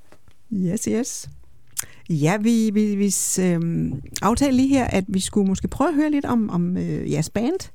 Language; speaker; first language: Danish; native; Danish